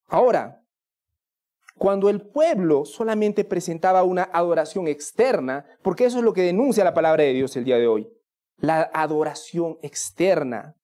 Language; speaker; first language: Spanish; native; Spanish